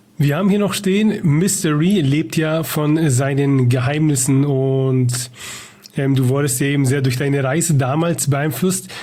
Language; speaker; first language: German; native; German